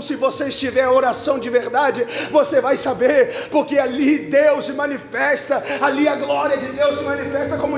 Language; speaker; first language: Portuguese; native; Portuguese